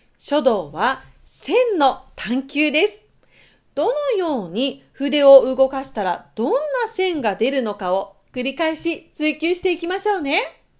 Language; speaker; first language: Japanese; native; Japanese